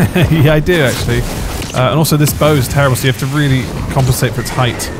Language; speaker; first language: English; native; English